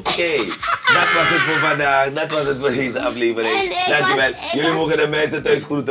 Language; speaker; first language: Dutch; native; Dutch